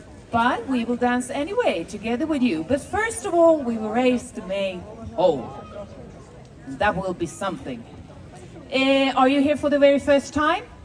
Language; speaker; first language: English; non-native, fluent; Swedish